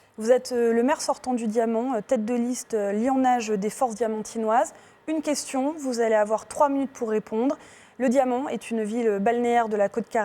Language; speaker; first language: French; native; French